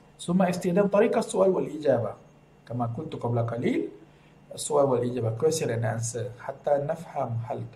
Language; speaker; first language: Arabic; non-native, fluent; Malay